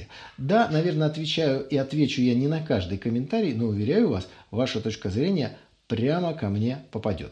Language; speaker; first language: Russian; native; Russian